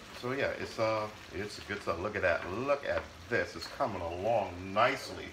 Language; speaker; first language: English; native; English